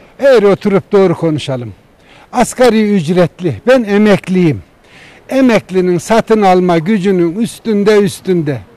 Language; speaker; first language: Turkish; native; Turkish